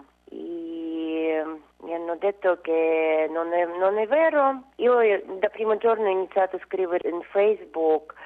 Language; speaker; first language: Italian; non-native, learner; Russian